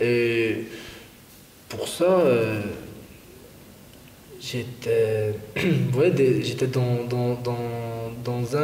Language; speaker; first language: French; non-native, fluent; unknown